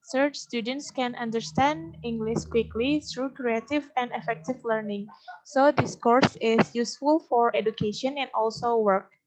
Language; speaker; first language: English; non-native, learner; Indonesian